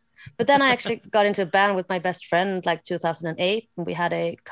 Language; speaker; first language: English; non-native, fluent; Swedish